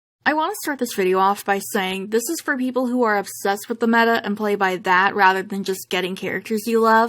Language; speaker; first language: English; native; English